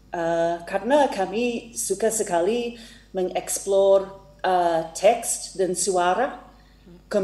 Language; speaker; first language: Indonesian; non-native, fluent; English